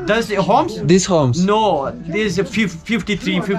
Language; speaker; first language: English; non-native, learner; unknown